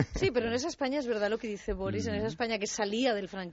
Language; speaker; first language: Spanish; native; Spanish